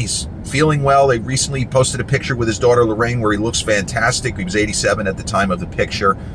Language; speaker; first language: English; native; English